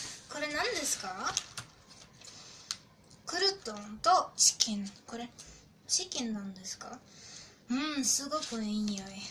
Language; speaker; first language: Japanese; non-native, fluent; German